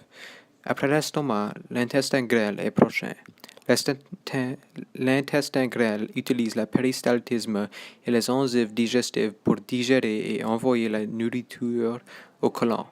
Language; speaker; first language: French; non-native, local second language; English